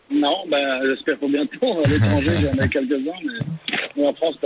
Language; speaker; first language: French; native; French